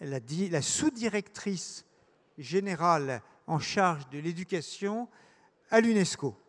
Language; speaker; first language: French; native; French